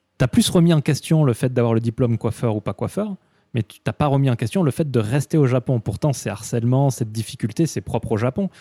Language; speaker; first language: French; native; French